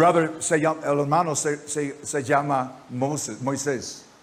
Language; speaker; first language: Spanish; non-native, learner; English